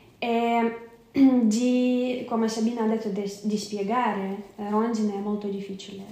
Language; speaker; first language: Italian; non-native, fluent; Ukrainian